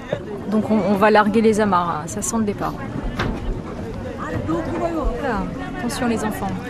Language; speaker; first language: French; native; French